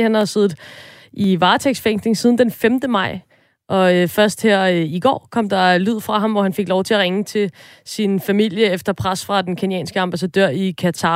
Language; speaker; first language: Danish; native; Danish